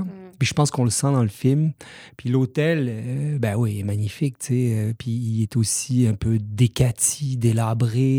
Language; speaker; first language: French; native; French